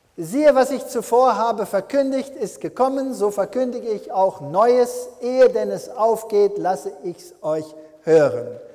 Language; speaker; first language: German; early bilingual, heritage; German